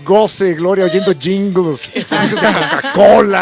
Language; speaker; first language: Spanish; native; Spanish